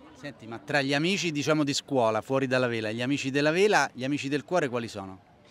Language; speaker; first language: Italian; native; Italian